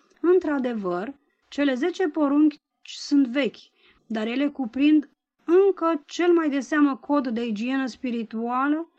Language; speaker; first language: Romanian; native; Romanian